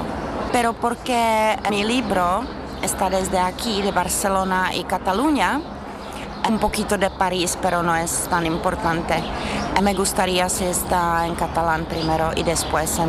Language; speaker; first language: Spanish; non-native, learner; Czech